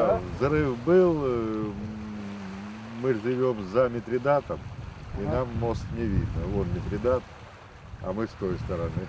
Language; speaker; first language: Russian; native; Russian